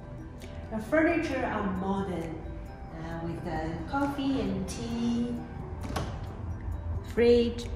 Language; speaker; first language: English; non-native, fluent; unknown